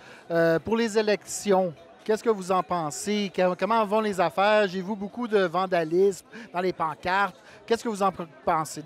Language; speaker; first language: French; non-native, fluent; Portuguese